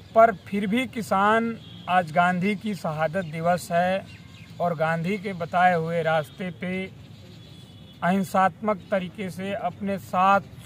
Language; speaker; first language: Hindi; native; Hindi